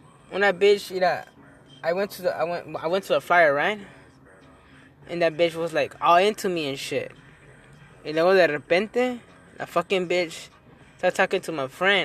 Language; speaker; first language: English; early bilingual, other home language; Spanish